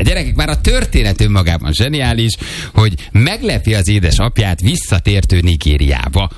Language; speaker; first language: Hungarian; native; Hungarian